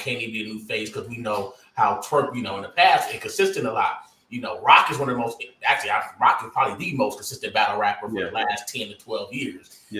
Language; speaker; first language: English; native; English